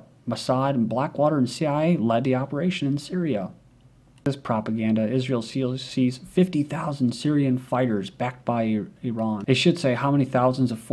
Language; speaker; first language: English; native; English